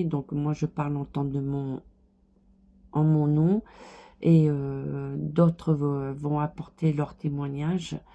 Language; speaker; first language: French; native; French